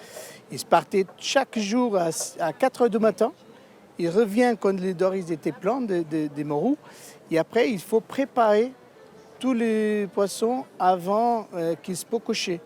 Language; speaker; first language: French; non-native, learner; Portuguese